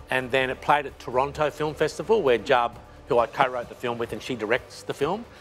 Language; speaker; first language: English; native; English